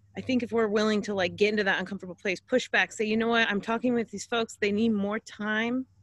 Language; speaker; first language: English; native; English